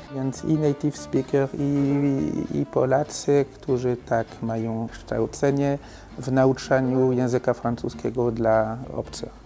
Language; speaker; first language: Polish; non-native, fluent; French